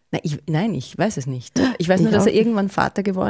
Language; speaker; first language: German; native; German